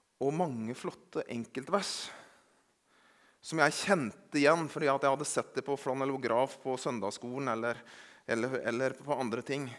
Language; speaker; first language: Norwegian; native; Norwegian